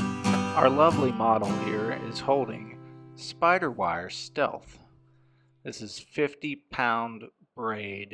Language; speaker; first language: English; native; English